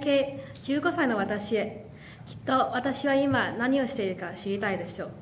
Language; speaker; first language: Japanese; non-native, learner; English